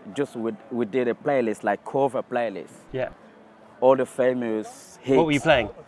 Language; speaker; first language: English; non-native, fluent; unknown